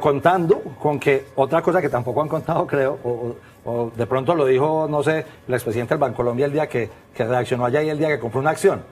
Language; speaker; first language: Spanish; native; Spanish